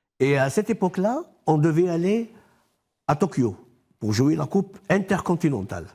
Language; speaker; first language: French; non-native, local second language; Arabic